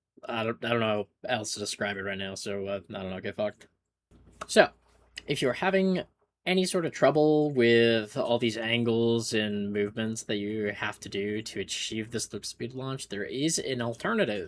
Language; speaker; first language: English; native; English